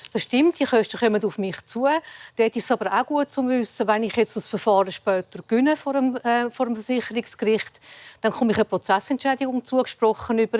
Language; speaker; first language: German; native; German